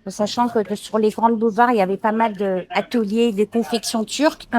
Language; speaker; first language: French; non-native, fluent; Turkish